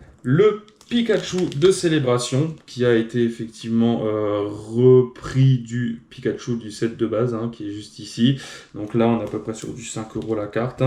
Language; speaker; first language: French; native; French